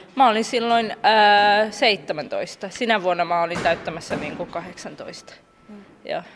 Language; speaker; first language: Finnish; early bilingual, other home language; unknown